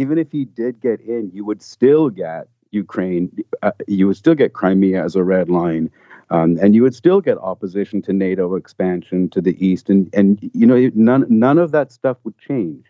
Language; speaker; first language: English; native; English